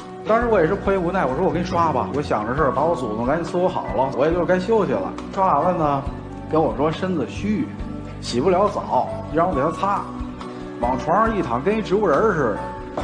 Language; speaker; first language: Chinese; native; Chinese